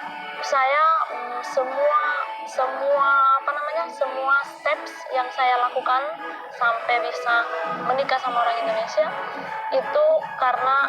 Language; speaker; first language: Indonesian; non-native, fluent; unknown